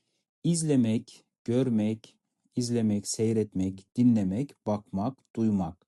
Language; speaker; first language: Turkish; non-native, fluent; Kazakh